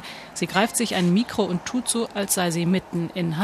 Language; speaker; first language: German; native; German